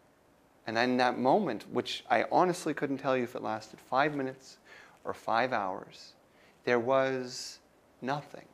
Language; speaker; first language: English; native; English